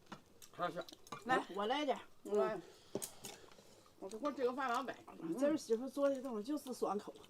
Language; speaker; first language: Chinese; native; Chinese